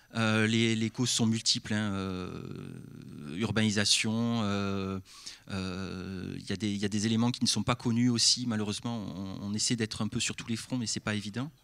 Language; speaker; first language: French; native; French